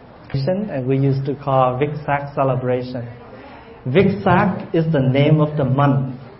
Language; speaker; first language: English; early bilingual, other home language; Vietnamese